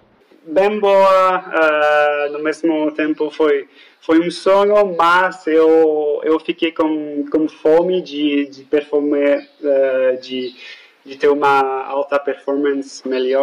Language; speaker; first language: Portuguese; non-native, fluent; French